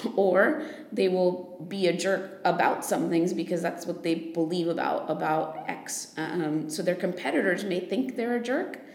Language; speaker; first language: English; native; English